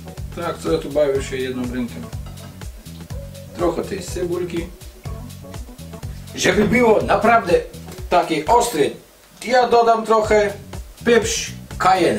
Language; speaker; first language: Polish; non-native, learner; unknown